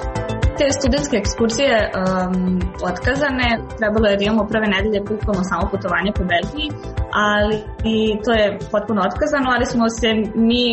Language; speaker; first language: Serbian; native; Serbian